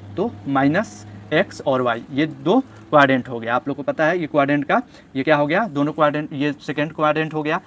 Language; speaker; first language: Hindi; native; Hindi